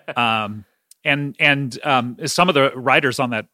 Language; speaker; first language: English; native; English